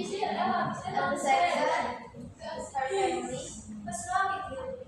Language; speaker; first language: English; non-native, learner; Indonesian